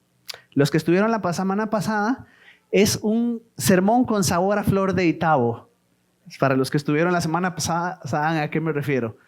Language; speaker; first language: Spanish; native; Spanish